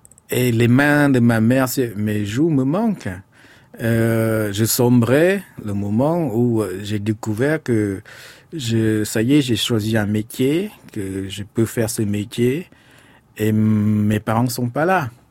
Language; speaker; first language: French; non-native, fluent; Khmer